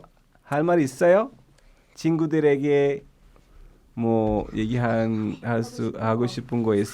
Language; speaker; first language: Korean; non-native, fluent; Urdu